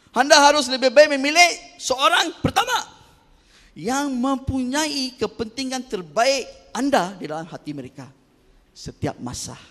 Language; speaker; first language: Malay; non-native, local second language; Tamil